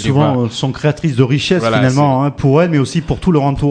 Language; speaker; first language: French; native; French